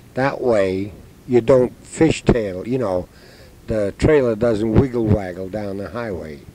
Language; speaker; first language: English; native; English